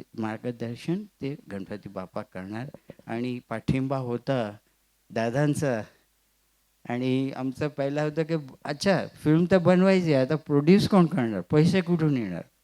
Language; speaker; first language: Marathi; non-native, local second language; Gujarati